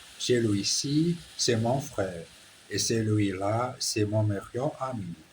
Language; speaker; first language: French; non-native, learner; Portuguese